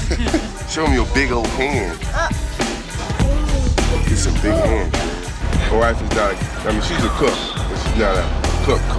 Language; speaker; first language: English; native; English